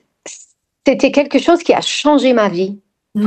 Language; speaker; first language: French; non-native, fluent; English